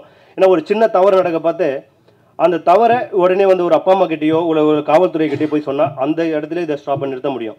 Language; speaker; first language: Tamil; native; Tamil